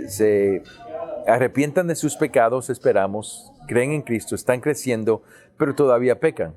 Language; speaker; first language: Spanish; early bilingual, heritage; English